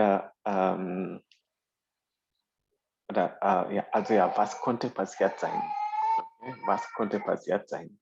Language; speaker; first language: German; non-native, fluent; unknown